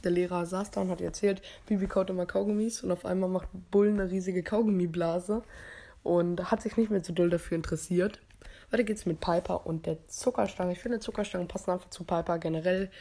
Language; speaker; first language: German; native; German